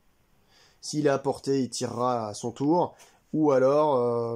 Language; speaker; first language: French; native; French